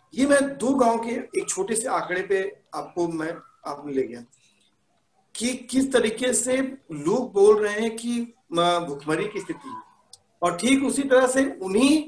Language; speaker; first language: Hindi; native; Hindi